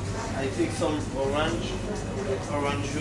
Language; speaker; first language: English; non-native, learner; French